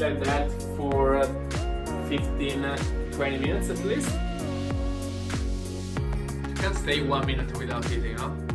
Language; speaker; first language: English; non-native, fluent; Italian